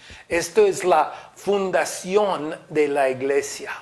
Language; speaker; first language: Spanish; non-native, fluent; English